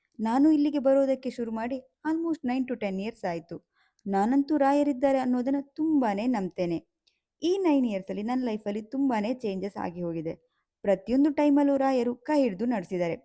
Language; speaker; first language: Kannada; non-native, local second language; Tulu